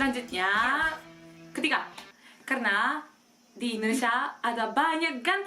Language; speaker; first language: Indonesian; non-native, learner; Japanese